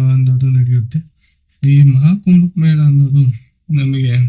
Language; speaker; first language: Kannada; non-native, local second language; Telugu